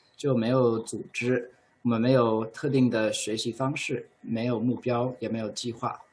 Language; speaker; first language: Chinese; non-native, fluent; English